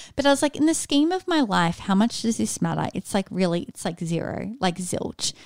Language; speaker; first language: English; native; English